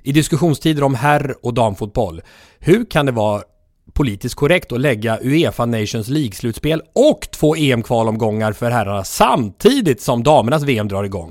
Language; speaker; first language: Swedish; native; Swedish